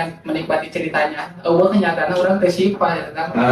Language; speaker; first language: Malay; non-native, local second language; Sundanese